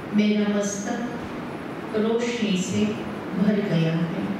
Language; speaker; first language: Hindi; non-native, local second language; Marathi